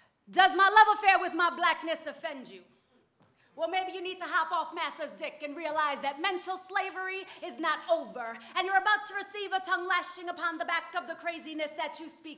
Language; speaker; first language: English; early bilingual, other home language; Spanish